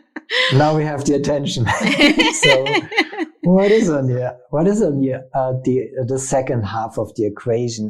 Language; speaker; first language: English; non-native, fluent; German